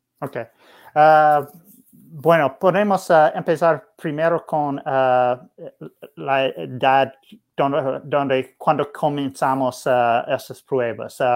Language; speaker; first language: Spanish; non-native, learner; English